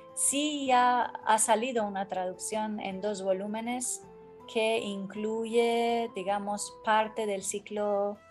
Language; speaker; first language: Spanish; non-native, fluent; Persian